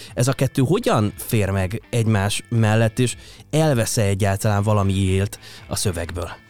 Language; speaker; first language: Hungarian; native; Hungarian